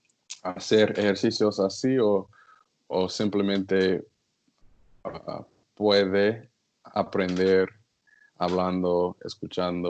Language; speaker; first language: Spanish; non-native, learner; English